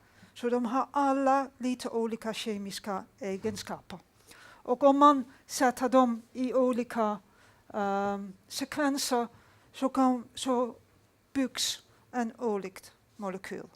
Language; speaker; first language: Swedish; non-native, fluent; Dutch